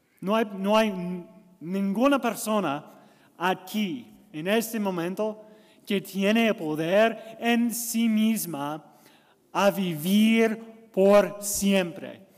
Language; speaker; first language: Spanish; non-native, learner; English